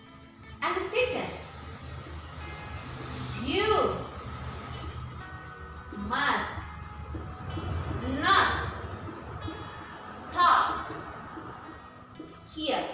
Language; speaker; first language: English; non-native, fluent; Indonesian